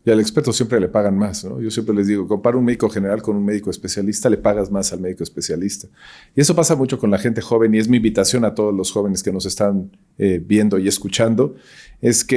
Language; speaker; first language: Spanish; native; Spanish